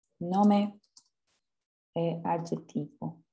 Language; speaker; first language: Italian; non-native, fluent; Spanish